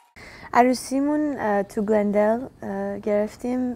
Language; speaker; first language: Persian; early bilingual, heritage; Persian